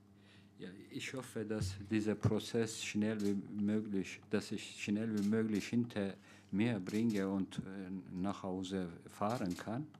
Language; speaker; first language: German; non-native, fluent; Turkish